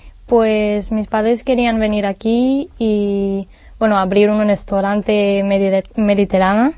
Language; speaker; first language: Spanish; non-native, learner; Hebrew